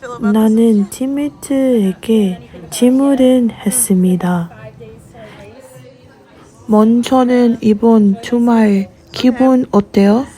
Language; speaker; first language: Korean; non-native, learner; English